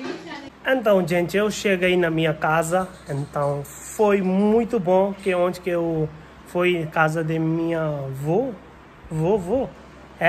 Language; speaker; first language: Portuguese; non-native, learner; Hindi